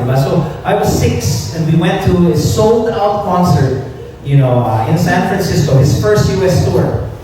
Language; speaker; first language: English; native; English